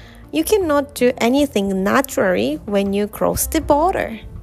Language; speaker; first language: English; non-native, fluent; Japanese